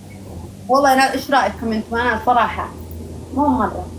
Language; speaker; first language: Arabic; native; Arabic